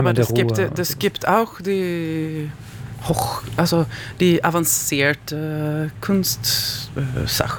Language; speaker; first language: German; non-native, learner; Swedish